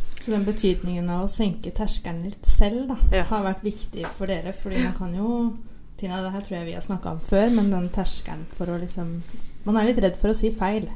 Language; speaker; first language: Norwegian; native; Norwegian